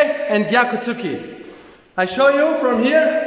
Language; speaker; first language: English; non-native, learner; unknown